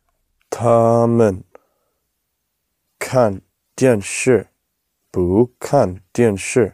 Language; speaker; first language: Chinese; non-native, learner; English